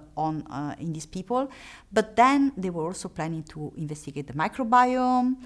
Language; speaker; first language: English; non-native, fluent; Italian